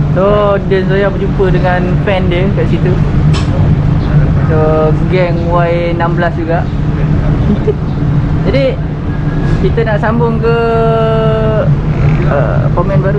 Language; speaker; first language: Malay; native; Malay